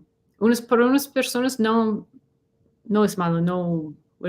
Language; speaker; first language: Spanish; non-native, fluent; English